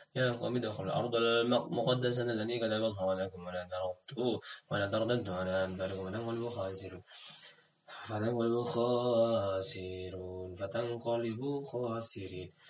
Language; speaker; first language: Arabic; non-native, learner; Indonesian